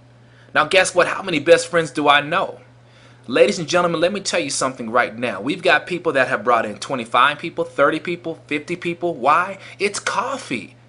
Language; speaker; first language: English; native; English